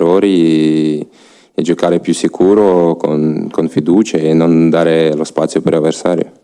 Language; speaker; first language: Italian; non-native, learner; Ukrainian